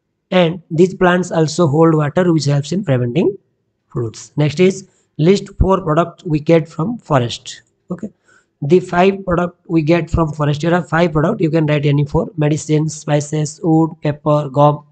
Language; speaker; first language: English; non-native, local second language; Odia